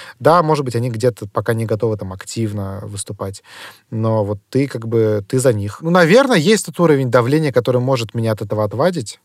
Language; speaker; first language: Russian; native; Russian